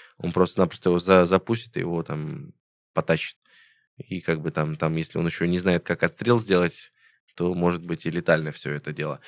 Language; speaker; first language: Russian; native; Russian